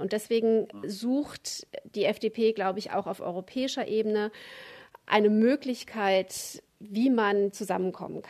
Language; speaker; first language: German; native; German